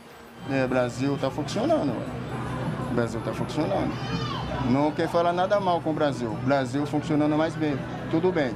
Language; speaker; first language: Portuguese; non-native, learner; Haitian Creole